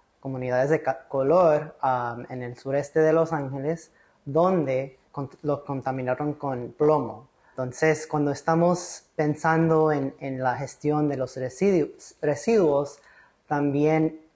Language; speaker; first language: Spanish; early bilingual, heritage; English